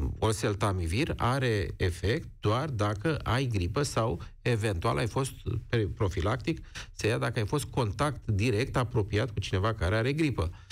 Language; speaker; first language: Romanian; native; Romanian